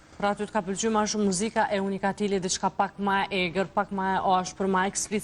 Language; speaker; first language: Albanian; native; Albanian